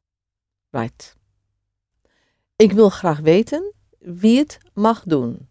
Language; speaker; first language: Dutch; non-native, fluent; English